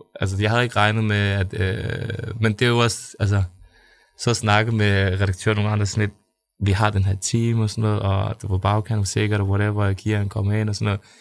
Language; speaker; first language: Danish; native; Danish